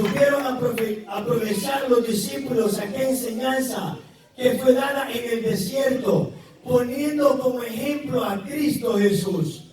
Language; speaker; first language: Spanish; native; Spanish